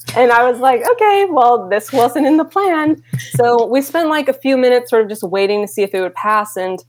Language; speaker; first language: English; native; English